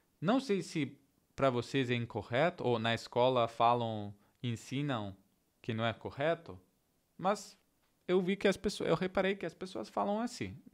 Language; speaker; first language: Portuguese; non-native, learner; Italian